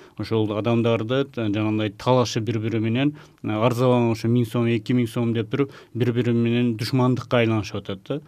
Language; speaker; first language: Kyrgyz; non-native, local second language; Uzbek